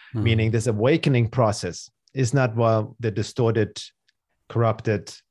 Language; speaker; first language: English; non-native, fluent; German